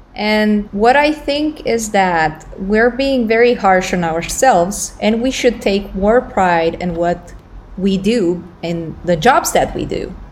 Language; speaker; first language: English; non-native, fluent; Romanian